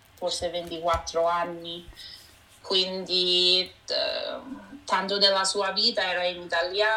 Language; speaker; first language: Italian; early bilingual, heritage; Italian